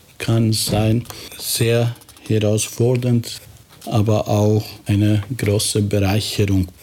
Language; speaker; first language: German; non-native, fluent; Albanian